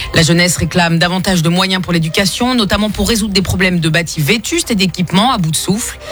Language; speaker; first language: French; native; French